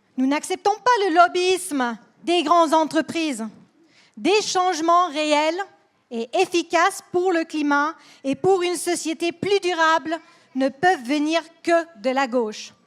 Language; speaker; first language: French; non-native, fluent; Swedish